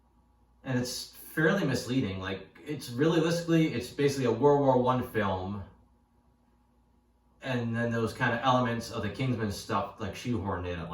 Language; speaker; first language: English; native; English